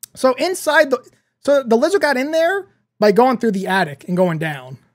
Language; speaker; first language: English; native; English